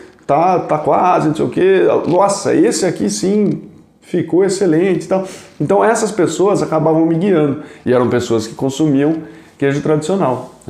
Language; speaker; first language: Portuguese; native; Portuguese